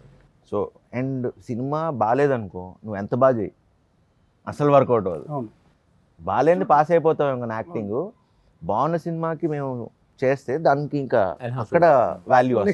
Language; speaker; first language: Telugu; native; Telugu